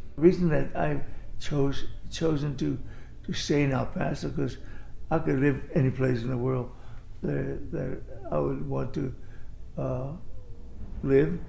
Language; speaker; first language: English; native; English